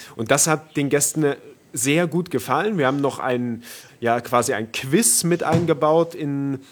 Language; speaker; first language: German; native; German